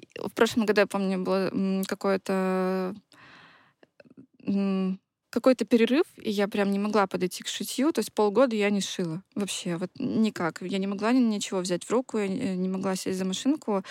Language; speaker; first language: Russian; native; Russian